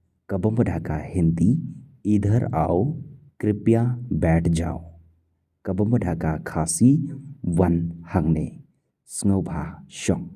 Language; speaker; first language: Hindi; non-native, local second language; Khasi